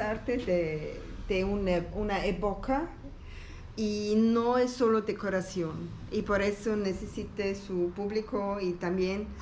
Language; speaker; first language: Spanish; non-native, learner; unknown